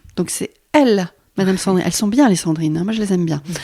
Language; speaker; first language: French; native; French